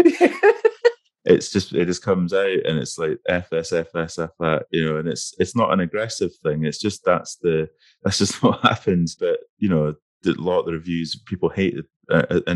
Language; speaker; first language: English; native; English